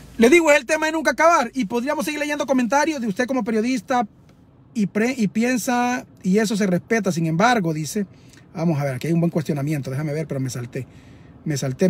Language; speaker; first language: Spanish; native; Spanish